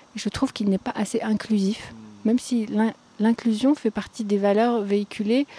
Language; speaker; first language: French; non-native, local second language; Arabic